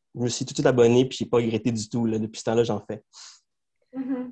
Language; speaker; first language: French; early bilingual, other home language; Spanish